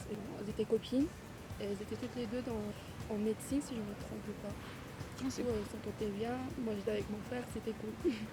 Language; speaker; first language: French; non-native, fluent; Arabic